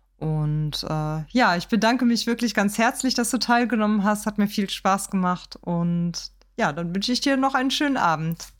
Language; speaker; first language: German; native; German